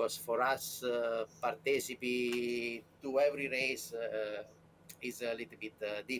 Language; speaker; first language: English; non-native, learner; Italian